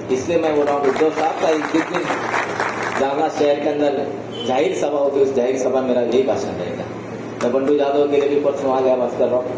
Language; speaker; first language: Hindi; non-native, local second language; Marathi